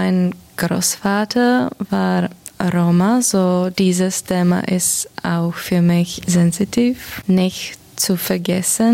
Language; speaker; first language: German; non-native, fluent; Czech